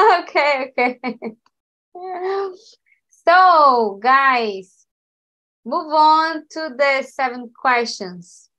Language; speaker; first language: English; non-native, learner; Portuguese